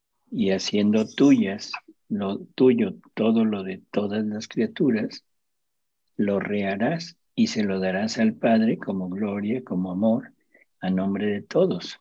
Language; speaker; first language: Spanish; native; Spanish